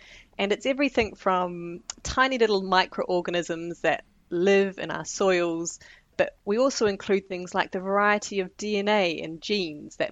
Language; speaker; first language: English; native; English